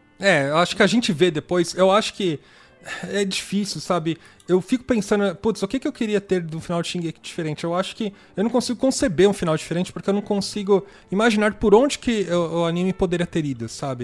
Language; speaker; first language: Portuguese; native; Portuguese